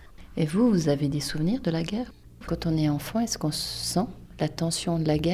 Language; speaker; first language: French; native; French